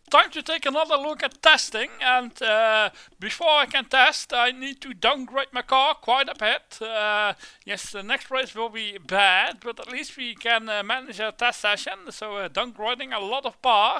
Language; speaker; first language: English; non-native, fluent; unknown